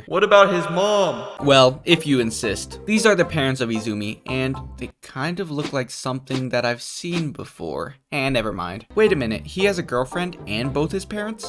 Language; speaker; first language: English; native; English